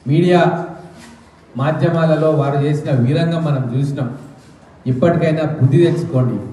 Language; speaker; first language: Telugu; native; Telugu